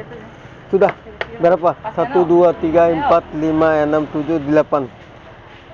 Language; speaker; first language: Indonesian; non-native, learner; Bangla